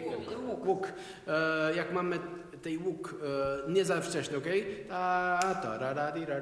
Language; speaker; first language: Polish; non-native, learner; Portuguese